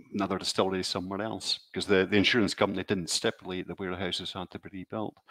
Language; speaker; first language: English; native; English